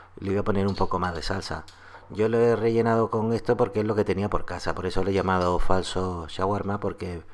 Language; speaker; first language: Spanish; native; Spanish